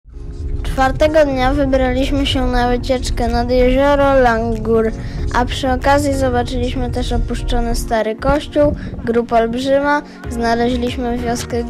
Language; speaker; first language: Polish; native; Polish